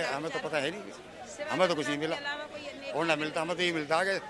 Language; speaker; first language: Hindi; native; Hindi